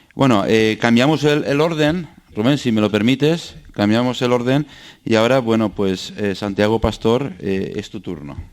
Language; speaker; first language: Spanish; non-native, local second language; Catalan